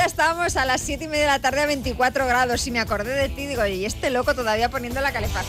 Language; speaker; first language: Spanish; native; Spanish